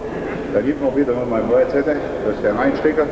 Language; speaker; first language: German; native; German